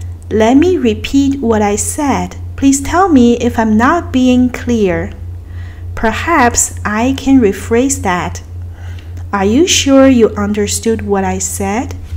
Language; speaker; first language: English; non-native, fluent; Chinese